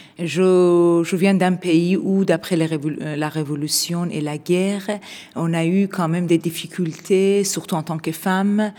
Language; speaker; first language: French; non-native, fluent; Persian